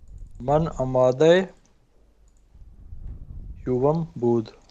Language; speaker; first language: Persian; non-native, learner; Urdu